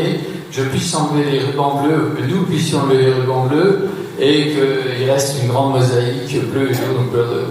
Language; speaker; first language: French; native; French